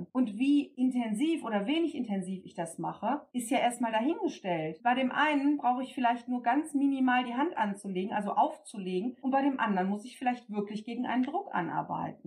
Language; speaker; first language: German; native; German